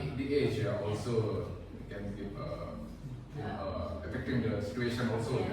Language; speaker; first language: English; non-native, fluent; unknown